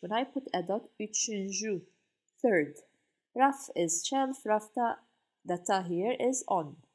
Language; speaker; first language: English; non-native, fluent; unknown